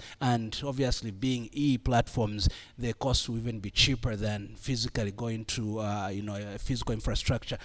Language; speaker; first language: English; non-native, local second language; Bemba